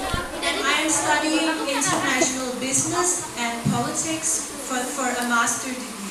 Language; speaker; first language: English; non-native, fluent; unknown